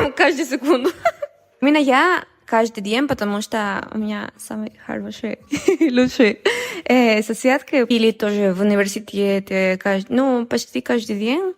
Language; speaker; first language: Russian; non-native, learner; Spanish